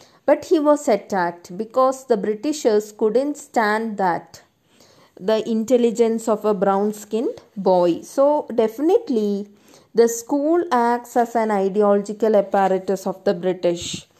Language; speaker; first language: English; non-native, local second language; Malayalam